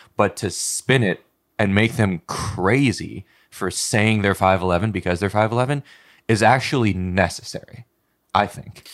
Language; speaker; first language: English; native; English